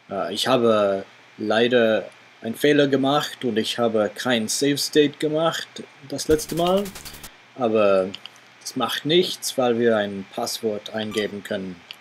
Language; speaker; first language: German; non-native, learner; English